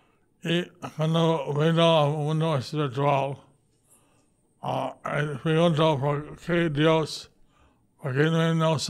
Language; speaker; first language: Spanish; non-native, learner; English